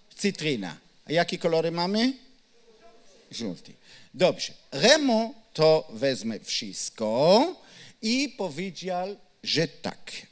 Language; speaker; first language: Polish; non-native, learner; Hebrew